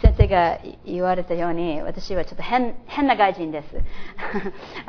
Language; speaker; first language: Japanese; non-native, fluent; English